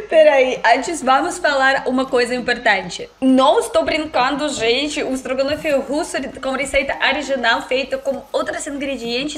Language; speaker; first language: Portuguese; non-native, learner; Russian